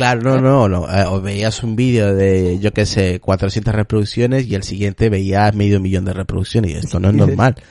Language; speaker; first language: Spanish; native; Spanish